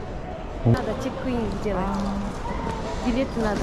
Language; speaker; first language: Russian; early bilingual, heritage; Russian